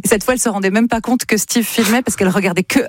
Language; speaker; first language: French; native; French